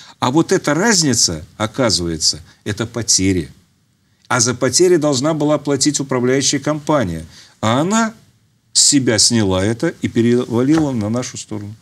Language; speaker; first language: Russian; native; Russian